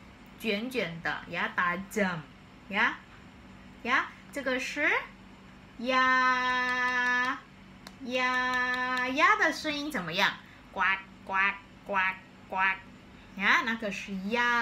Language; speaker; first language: Chinese; non-native, fluent; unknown